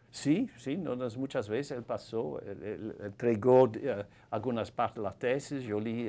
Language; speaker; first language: Spanish; non-native, fluent; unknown